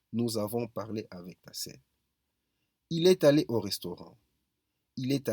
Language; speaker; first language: French; non-native, fluent; Spanish